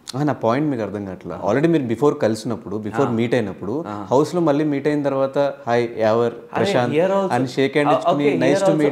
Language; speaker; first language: Telugu; native; Telugu